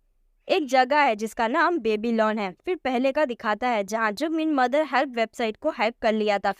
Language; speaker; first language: Hindi; native; Hindi